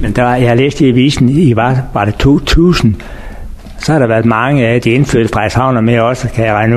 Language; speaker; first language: Danish; native; Danish